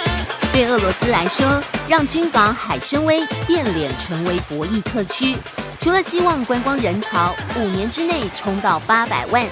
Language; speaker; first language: Chinese; native; Chinese